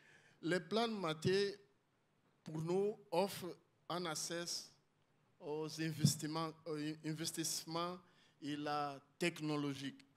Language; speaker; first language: French; non-native, learner; Portuguese